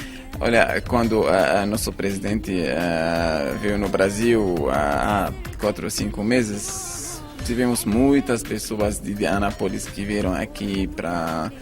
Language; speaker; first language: Portuguese; non-native, fluent; Arabic